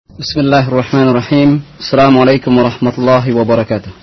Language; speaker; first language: Arabic; non-native, fluent; Indonesian